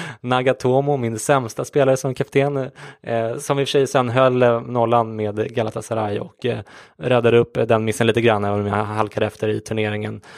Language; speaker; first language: Swedish; native; Swedish